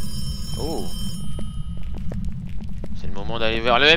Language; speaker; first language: French; native; French